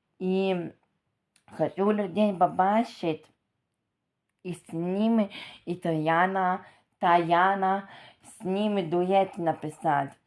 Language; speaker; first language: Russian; non-native, local second language; Ukrainian